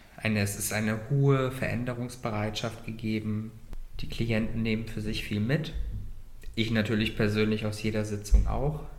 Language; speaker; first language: German; native; German